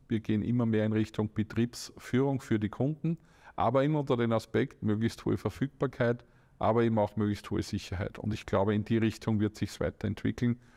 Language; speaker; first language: German; native; German